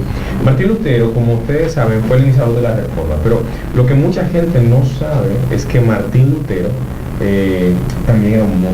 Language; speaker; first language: Spanish; native; Spanish